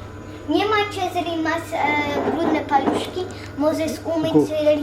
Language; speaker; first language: Polish; early bilingual, heritage; Polish